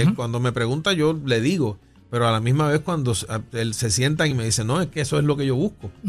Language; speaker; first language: Spanish; native; Spanish